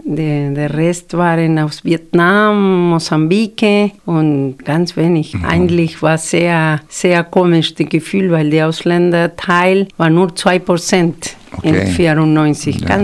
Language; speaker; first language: German; non-native, fluent; Spanish